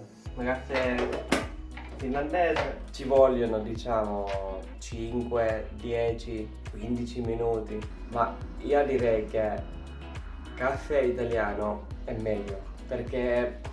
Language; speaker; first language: Italian; non-native, learner; Finnish